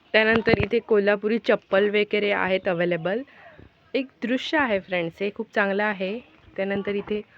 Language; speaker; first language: Marathi; non-native, local second language; Hindi